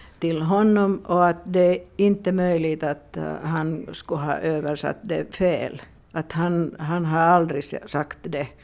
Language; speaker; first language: Swedish; non-native, local second language; Finnish